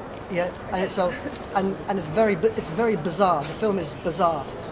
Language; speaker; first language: English; early bilingual, other home language; Russian